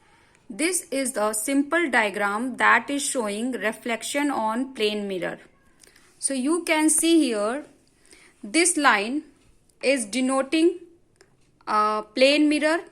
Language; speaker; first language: English; non-native, local second language; Hindi